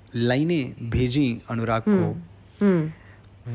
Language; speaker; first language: Hindi; native; Hindi